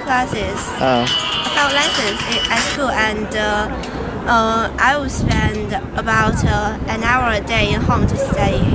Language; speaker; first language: English; non-native, learner; Chinese